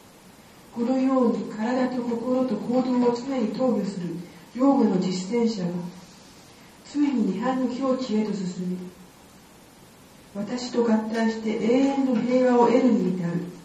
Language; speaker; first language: Japanese; native; Japanese